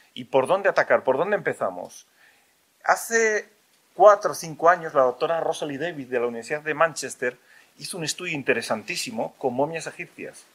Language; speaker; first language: Spanish; native; Spanish